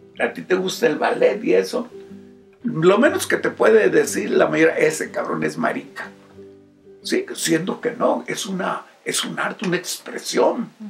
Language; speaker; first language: Spanish; native; Spanish